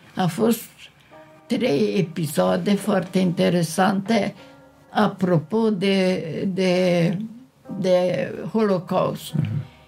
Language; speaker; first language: Romanian; non-native, local second language; Hungarian